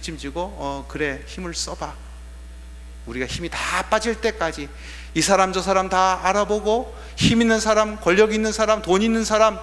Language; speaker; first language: Korean; native; Korean